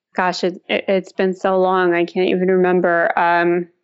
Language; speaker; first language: English; early bilingual, other home language; Russian